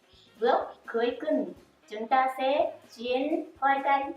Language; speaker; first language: Vietnamese; non-native, learner; Japanese